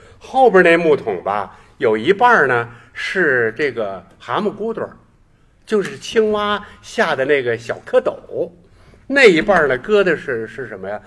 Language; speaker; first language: Chinese; native; Chinese